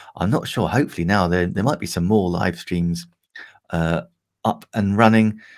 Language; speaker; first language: English; native; English